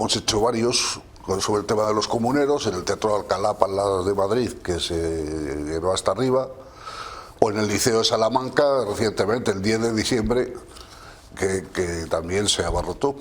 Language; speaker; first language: Spanish; native; Spanish